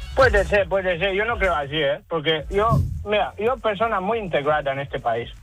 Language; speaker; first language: Spanish; non-native, learner; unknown